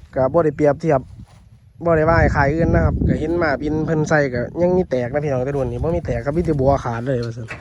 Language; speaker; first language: Thai; non-native, local second language; Northeastern Thai